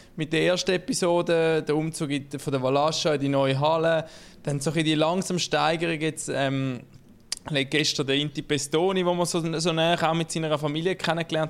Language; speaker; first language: German; native; German